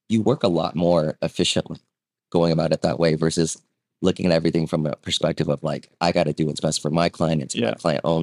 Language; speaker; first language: English; early bilingual, other home language; Vietnamese